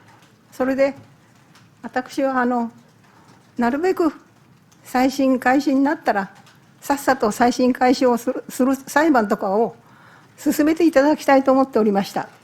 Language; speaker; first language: Japanese; native; Japanese